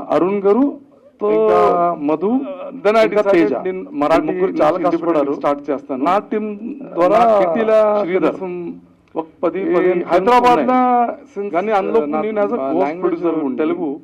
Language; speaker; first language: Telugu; early bilingual, heritage; Telugu